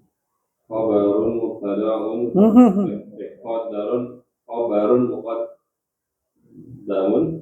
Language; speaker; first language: Arabic; non-native, learner; Indonesian